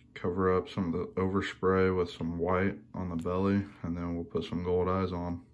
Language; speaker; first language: English; native; English